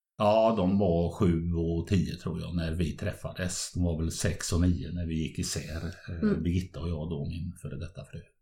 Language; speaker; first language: Swedish; native; Swedish